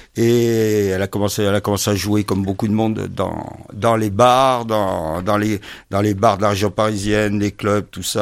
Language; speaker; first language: French; native; French